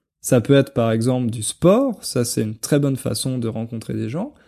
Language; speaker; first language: French; native; French